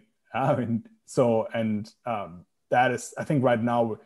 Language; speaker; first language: English; non-native, fluent; German